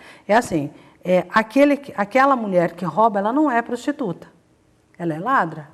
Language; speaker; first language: Portuguese; native; Portuguese